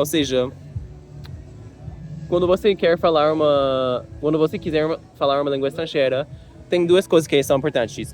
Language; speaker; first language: Portuguese; non-native, learner; English